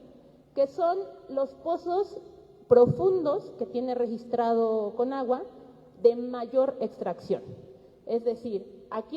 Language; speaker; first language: Spanish; native; Spanish